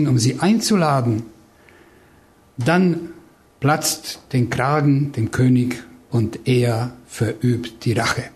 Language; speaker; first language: German; non-native, fluent; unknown